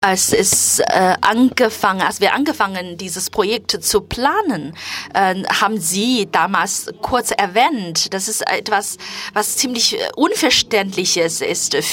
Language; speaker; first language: German; non-native, fluent; Chinese